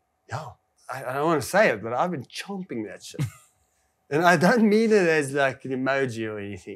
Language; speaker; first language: English; non-native, local second language; Afrikaans